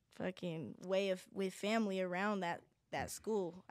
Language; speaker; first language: English; native; English